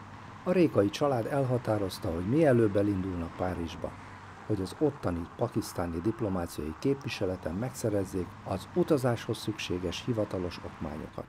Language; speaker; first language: Hungarian; native; Hungarian